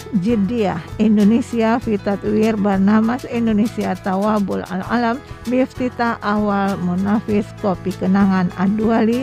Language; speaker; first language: Arabic; non-native, fluent; Indonesian